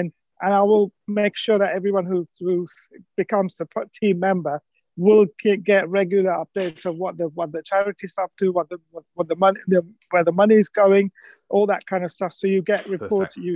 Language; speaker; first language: English; non-native, local second language; Sinhala